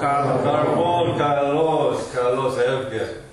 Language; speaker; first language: Greek; non-native, fluent; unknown